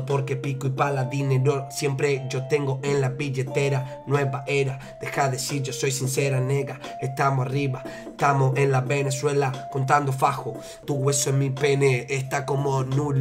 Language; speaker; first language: Spanish; native; Spanish